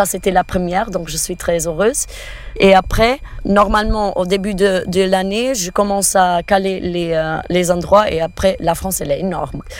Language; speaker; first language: French; non-native, fluent; Portuguese